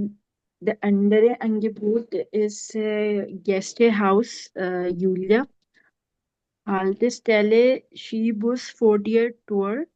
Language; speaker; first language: German; non-native, learner; Urdu